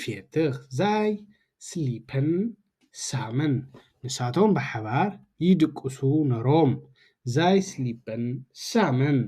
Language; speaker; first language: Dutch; non-native, learner; Tigrinya